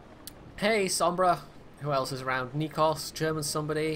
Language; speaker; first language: English; native; English